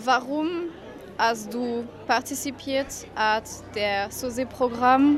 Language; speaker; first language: German; non-native, learner; French